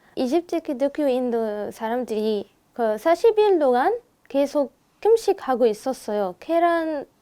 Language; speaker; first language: Korean; non-native, fluent; Arabic